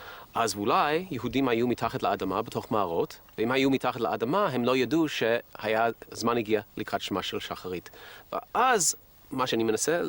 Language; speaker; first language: Hebrew; non-native, fluent; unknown